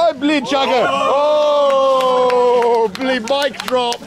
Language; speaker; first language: Russian; non-native, learner; English